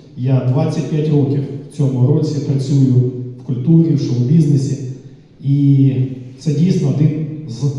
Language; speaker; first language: Ukrainian; non-native, local second language; Russian